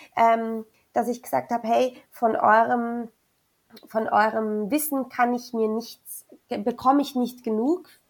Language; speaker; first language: German; early bilingual, other home language; Spanish